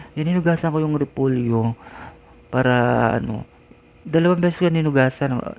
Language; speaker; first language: Filipino; non-native, local second language; Iloko